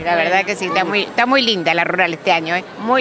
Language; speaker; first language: Spanish; native; Spanish